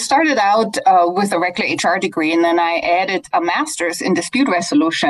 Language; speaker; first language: English; non-native, fluent; German